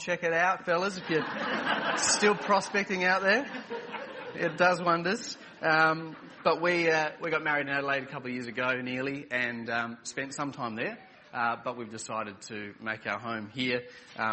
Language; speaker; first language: English; native; English